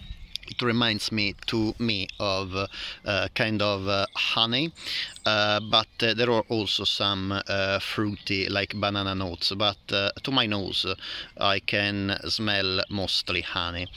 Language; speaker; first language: English; non-native, fluent; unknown